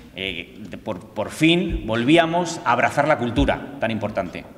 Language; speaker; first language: Spanish; native; Spanish